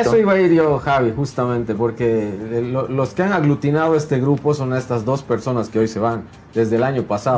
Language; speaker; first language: Spanish; native; Spanish